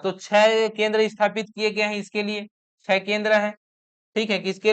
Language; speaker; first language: Hindi; native; Hindi